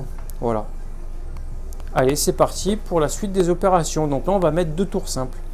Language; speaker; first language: French; native; French